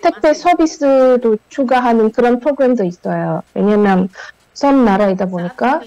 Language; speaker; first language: Korean; non-native, fluent; Indonesian